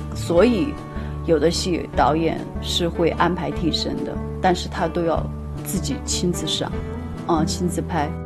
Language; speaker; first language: Chinese; native; Chinese